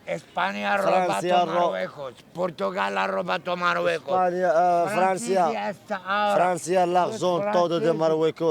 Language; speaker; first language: Spanish; non-native, learner; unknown